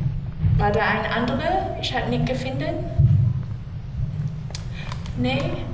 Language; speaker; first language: German; non-native, learner; English